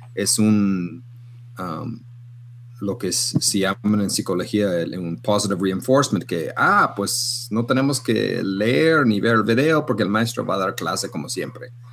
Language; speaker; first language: Spanish; non-native, fluent; English